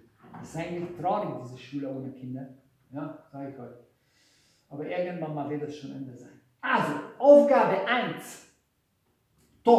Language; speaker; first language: German; non-native, fluent; Hungarian